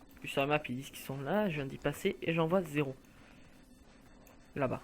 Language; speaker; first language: French; native; French